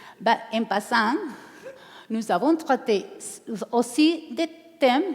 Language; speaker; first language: French; non-native, learner; Spanish